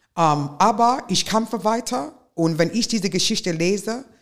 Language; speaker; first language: German; non-native, fluent; English